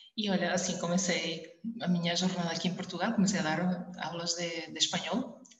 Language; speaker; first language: Portuguese; early bilingual, heritage; Spanish